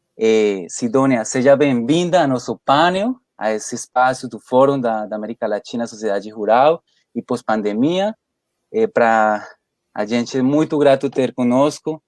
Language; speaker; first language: Portuguese; non-native, fluent; Spanish